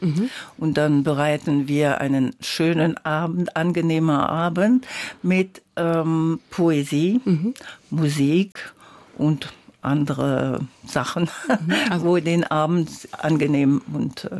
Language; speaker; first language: German; non-native, learner; French